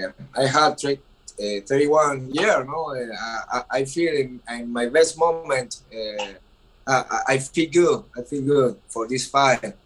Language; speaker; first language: English; non-native, learner; Spanish